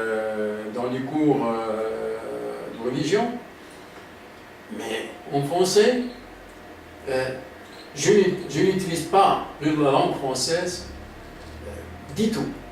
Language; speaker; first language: French; non-native, local second language; Arabic